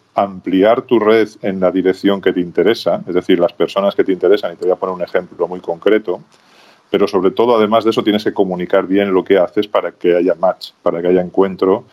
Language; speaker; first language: Spanish; native; Spanish